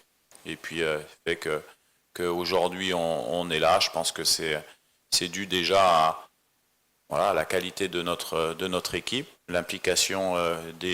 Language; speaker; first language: French; native; French